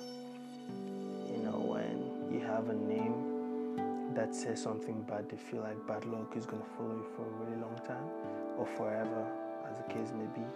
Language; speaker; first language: English; non-native, local second language; Igbo